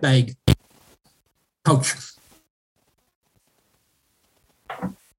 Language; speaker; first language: English; non-native, fluent; Cree